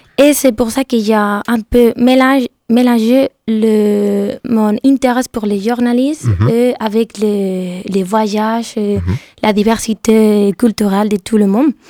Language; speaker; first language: French; non-native, learner; Spanish